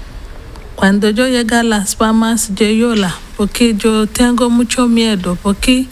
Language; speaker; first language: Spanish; non-native, learner; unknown